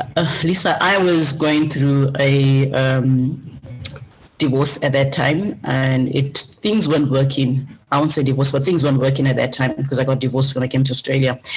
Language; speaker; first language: English; non-native, local second language; Shona